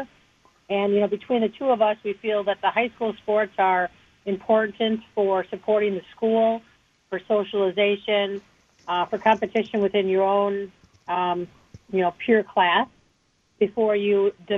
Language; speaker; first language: English; native; English